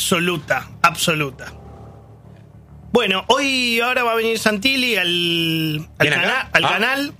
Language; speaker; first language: Spanish; native; Spanish